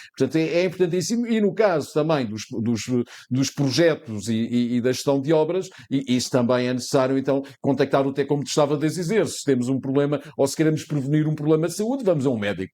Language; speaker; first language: Portuguese; native; Portuguese